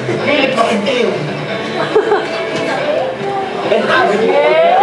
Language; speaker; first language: English; non-native, local second language; Filipino